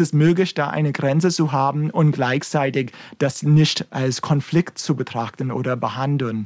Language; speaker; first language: German; non-native, fluent; English